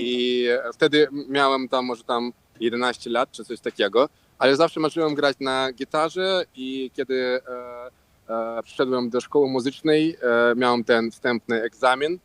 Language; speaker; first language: Polish; non-native, local second language; Russian